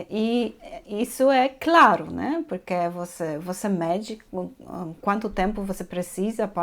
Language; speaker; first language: Portuguese; non-native, fluent; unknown